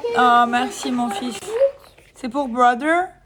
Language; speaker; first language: French; native; French